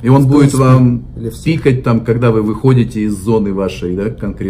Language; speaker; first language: Russian; native; Russian